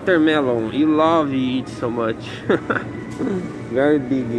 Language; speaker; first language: English; non-native, learner; Portuguese